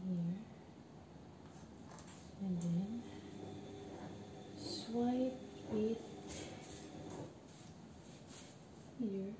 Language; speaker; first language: English; non-native, local second language; Filipino